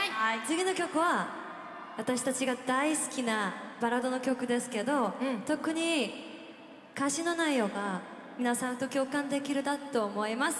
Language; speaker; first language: Japanese; non-native, fluent; Korean